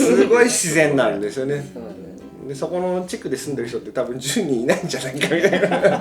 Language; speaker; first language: Japanese; native; Japanese